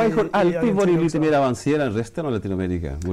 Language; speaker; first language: Swedish; non-native, fluent; Spanish